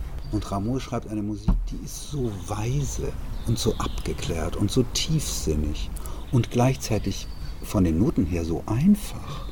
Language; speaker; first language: German; native; German